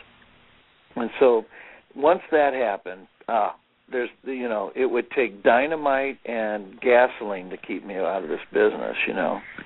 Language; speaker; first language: English; native; English